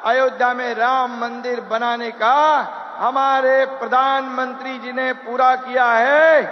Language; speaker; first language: Hindi; non-native, local second language; Marathi